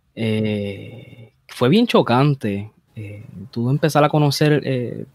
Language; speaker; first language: Spanish; native; Spanish